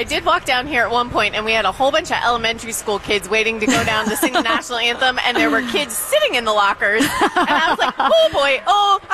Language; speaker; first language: English; native; English